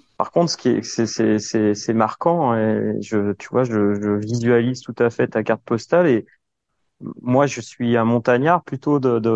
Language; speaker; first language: French; native; French